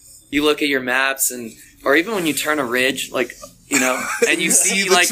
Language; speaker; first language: English; native; English